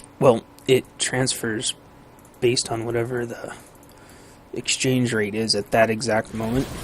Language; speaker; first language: English; native; English